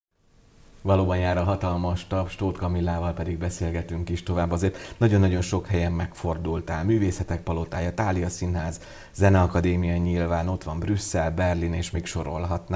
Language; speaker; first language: Hungarian; native; Hungarian